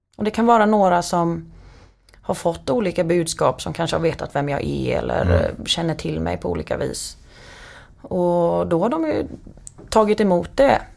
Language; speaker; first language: Swedish; native; Swedish